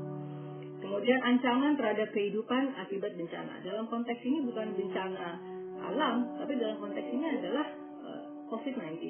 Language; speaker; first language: Indonesian; native; Indonesian